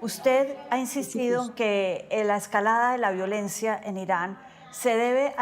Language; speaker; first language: Spanish; native; Spanish